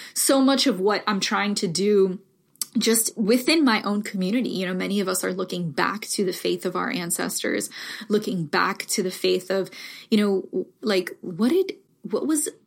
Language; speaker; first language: English; early bilingual, other home language; Spanish